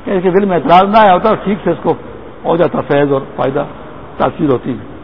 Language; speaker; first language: Urdu; non-native, local second language; Pashto